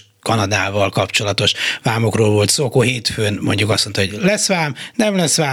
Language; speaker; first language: Hungarian; native; Hungarian